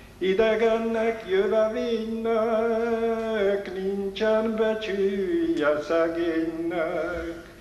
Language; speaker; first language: Hungarian; native; Hungarian